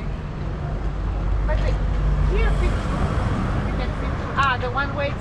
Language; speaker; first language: English; non-native, fluent; Greek